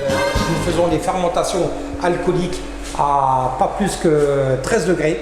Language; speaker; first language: French; native; French